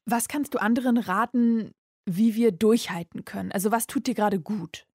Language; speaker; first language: German; native; German